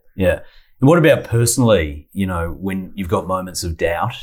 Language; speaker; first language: English; native; English